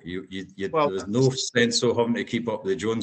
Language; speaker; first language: English; native; English